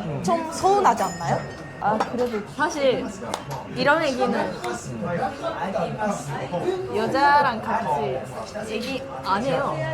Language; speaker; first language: Korean; non-native, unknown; Japanese